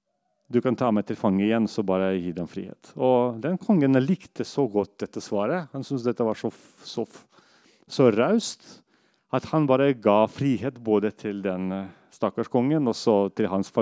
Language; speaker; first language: Norwegian; non-native, fluent; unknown